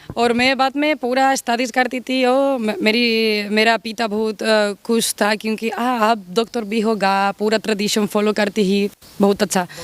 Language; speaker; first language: Hindi; non-native, learner; Spanish